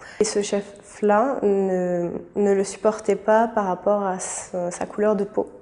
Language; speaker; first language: French; native; French